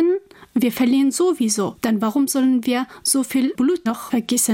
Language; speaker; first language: German; non-native, fluent; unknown